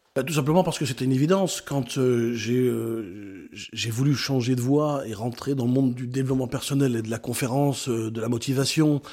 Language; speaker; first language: French; native; French